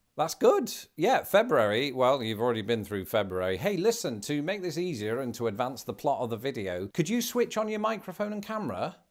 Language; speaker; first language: English; native; English